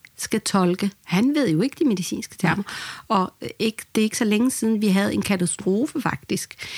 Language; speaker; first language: Danish; early bilingual, other home language; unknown